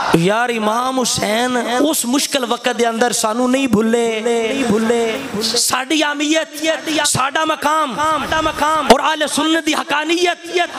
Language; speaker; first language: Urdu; non-native, local second language; Punjabi